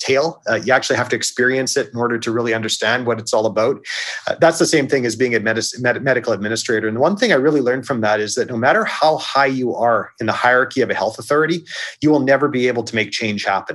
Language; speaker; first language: English; native; English